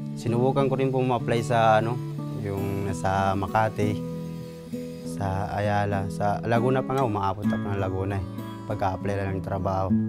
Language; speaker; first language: Filipino; non-native, local second language; Maguindanaon